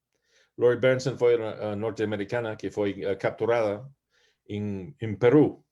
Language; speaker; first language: Spanish; non-native, learner; English